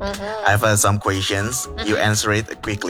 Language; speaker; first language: English; non-native, fluent; Indonesian